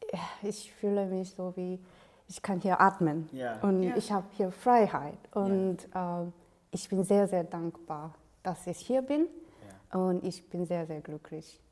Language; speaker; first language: German; non-native, fluent; Korean